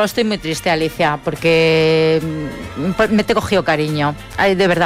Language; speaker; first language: Spanish; native; Spanish